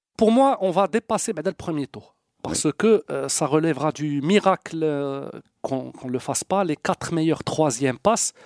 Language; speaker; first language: French; non-native, local second language; Arabic